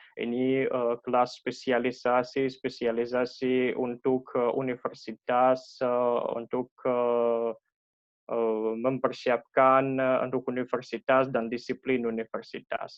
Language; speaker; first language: Indonesian; non-native, fluent; Russian